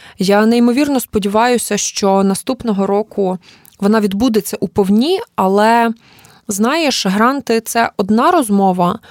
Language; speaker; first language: Ukrainian; native; Ukrainian